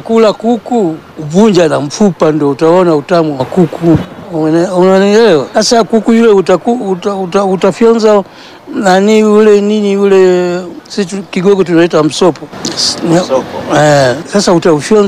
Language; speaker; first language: Swahili; non-native, local second language; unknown